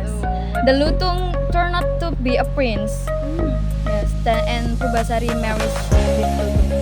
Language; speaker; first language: English; non-native, learner; Indonesian